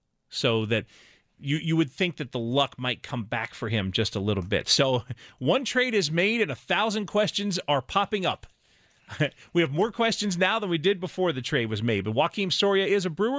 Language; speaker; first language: English; native; English